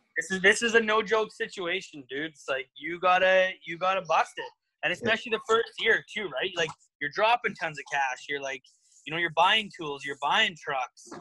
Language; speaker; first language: English; native; English